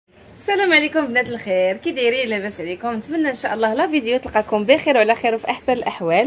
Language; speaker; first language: Arabic; native; Arabic